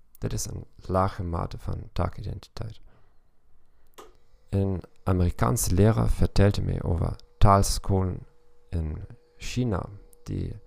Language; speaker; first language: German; non-native, learner; Dutch